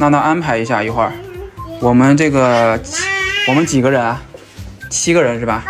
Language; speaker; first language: Chinese; native; Chinese